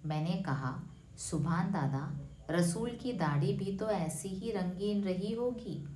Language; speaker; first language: Hindi; non-native, local second language; Malayalam